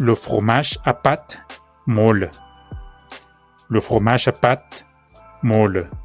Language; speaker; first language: French; non-native, fluent; Spanish